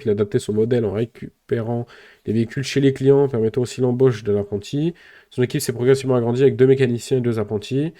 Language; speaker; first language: French; native; French